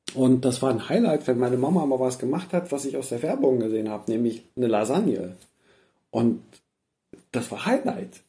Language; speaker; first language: German; early bilingual, other home language; Persian